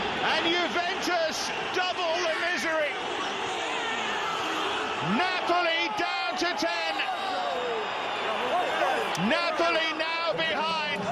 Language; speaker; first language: English; native; English